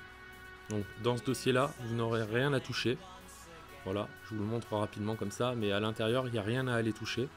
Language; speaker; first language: French; native; French